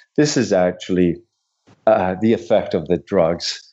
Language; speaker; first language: English; non-native, fluent; Swedish